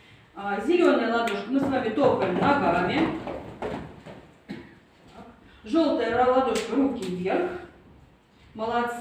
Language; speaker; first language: Russian; native; Russian